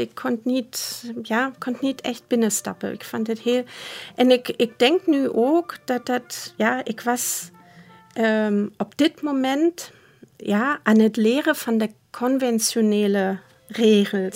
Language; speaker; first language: Dutch; non-native, fluent; German